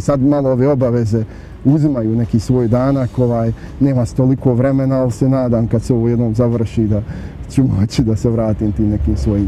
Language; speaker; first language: Bosnian; native; Bosnian